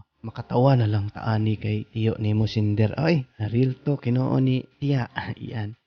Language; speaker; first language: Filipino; non-native, local second language; Cebuano